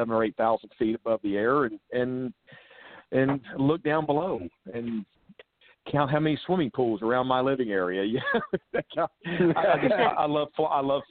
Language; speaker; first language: English; native; English